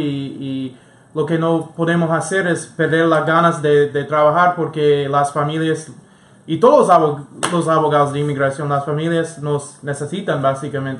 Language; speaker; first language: Spanish; non-native, fluent; English